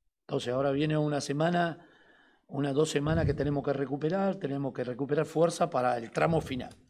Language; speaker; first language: Spanish; native; Spanish